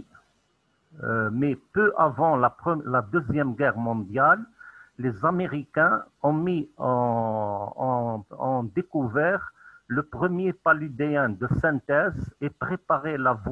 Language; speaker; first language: French; non-native, local second language; Arabic